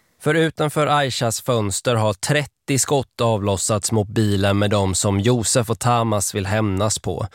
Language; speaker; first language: Swedish; native; Swedish